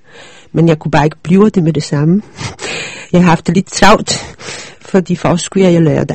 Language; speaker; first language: Danish; early bilingual, other home language; Polish